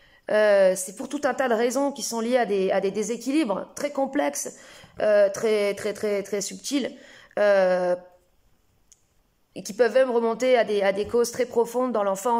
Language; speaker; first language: French; native; French